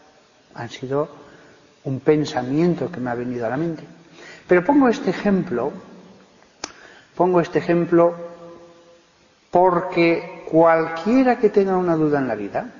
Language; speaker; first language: Spanish; native; Spanish